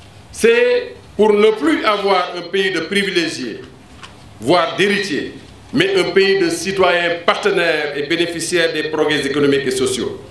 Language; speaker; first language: French; non-native, local second language; Wolof